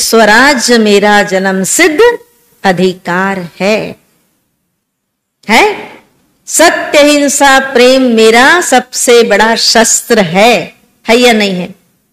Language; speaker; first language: Hindi; native; Hindi